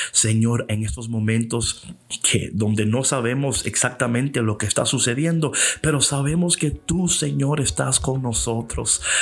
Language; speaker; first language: Spanish; early bilingual, heritage; English